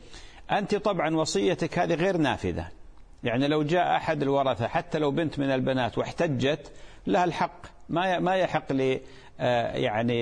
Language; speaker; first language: Arabic; native; Arabic